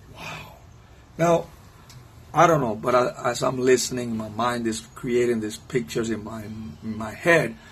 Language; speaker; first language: English; non-native, fluent; Spanish